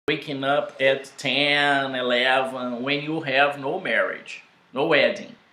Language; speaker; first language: English; non-native, fluent; Portuguese